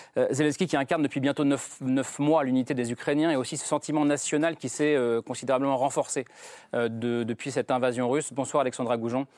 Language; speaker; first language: French; native; French